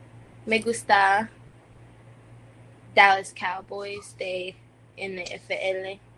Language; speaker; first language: Spanish; non-native, learner; English